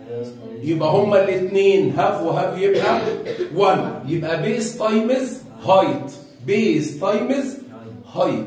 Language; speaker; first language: Arabic; native; Arabic